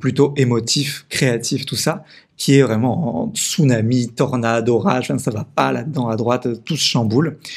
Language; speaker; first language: French; native; French